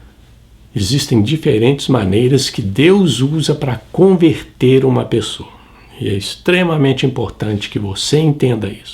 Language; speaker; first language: Portuguese; native; Portuguese